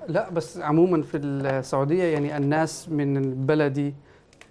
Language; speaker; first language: Arabic; non-native, fluent; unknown